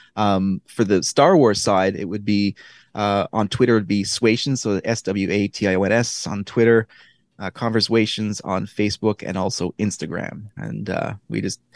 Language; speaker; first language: English; native; English